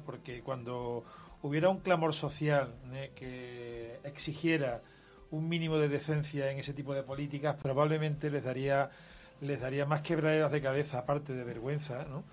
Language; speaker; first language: Spanish; native; Spanish